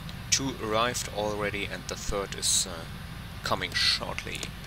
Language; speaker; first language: English; non-native, fluent; German